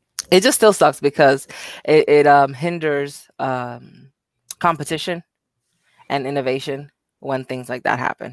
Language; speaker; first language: English; native; English